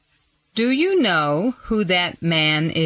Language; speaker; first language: English; non-native, fluent; Mon